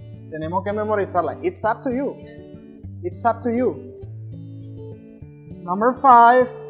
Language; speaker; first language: English; non-native, fluent; Spanish